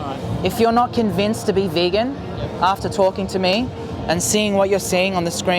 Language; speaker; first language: English; native; English